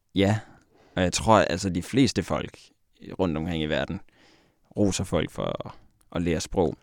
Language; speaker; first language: Danish; native; Danish